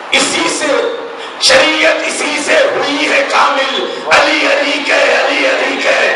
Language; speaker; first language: Urdu; native; Urdu